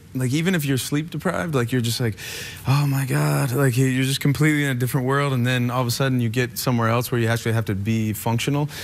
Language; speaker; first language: English; native; English